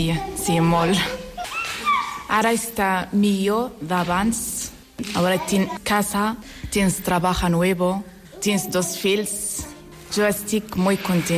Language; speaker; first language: Catalan; non-native, learner; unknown